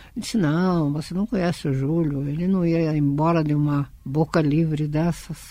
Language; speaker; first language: Portuguese; early bilingual, other home language; Russian